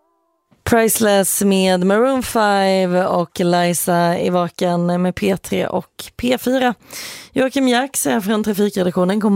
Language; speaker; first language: Swedish; native; Swedish